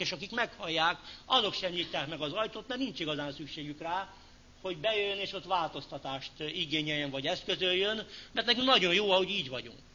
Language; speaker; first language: Hungarian; native; Hungarian